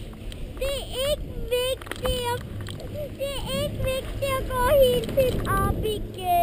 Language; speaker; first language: Danish; early bilingual, heritage; Danish